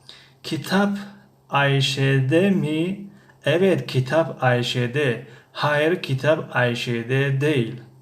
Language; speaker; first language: Turkish; non-native, fluent; Tajik